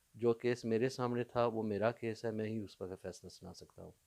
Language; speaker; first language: Urdu; early bilingual, heritage; Urdu